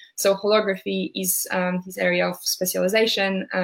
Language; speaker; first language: English; non-native, fluent; Polish